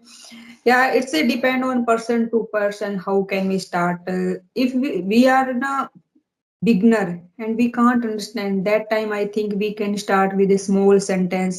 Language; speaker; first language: English; non-native, learner; Hindi